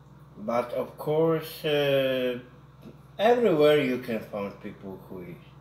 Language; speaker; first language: English; non-native, learner; Polish